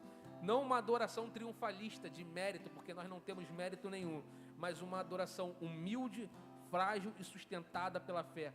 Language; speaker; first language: Portuguese; native; Portuguese